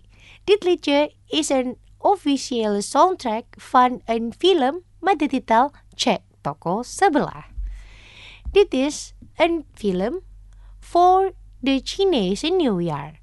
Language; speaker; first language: Dutch; non-native, learner; Indonesian